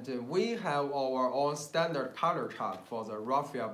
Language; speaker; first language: English; non-native, learner; Chinese